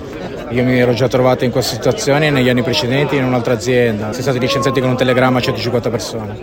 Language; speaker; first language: Italian; native; Italian